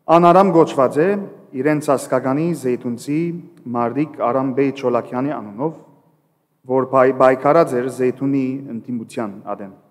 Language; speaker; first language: Armenian; early bilingual, heritage; Armenian